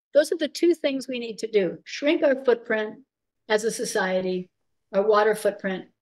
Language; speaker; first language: English; native; English